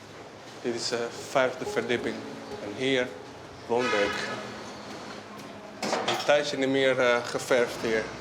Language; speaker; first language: Dutch; non-native, fluent; Spanish